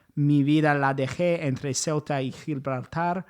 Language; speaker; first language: Spanish; non-native, fluent; English